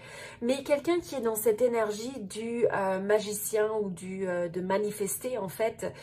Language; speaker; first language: French; native; French